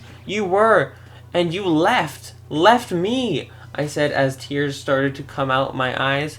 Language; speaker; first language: English; native; English